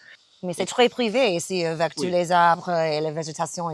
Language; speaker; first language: French; non-native, fluent; English